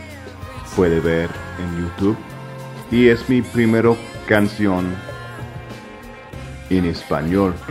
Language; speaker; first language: Spanish; non-native, learner; English